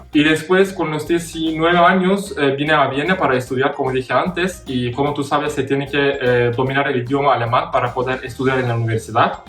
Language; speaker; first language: Spanish; non-native, fluent; Turkish